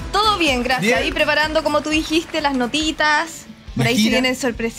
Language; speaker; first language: Spanish; native; Spanish